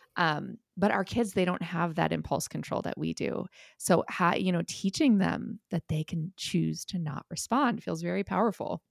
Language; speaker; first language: English; native; English